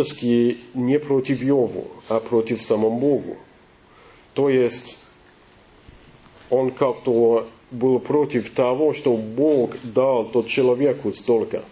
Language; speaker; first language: Russian; non-native, learner; English